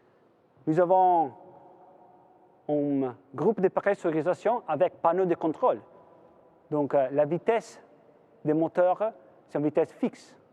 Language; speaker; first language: French; non-native, fluent; Italian